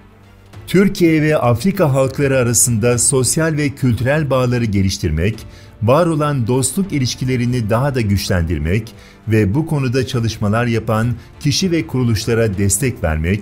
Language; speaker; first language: Turkish; native; Turkish